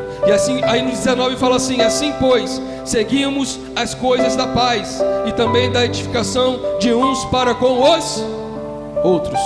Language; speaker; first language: Portuguese; native; Portuguese